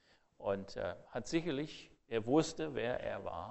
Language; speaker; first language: German; non-native, fluent; English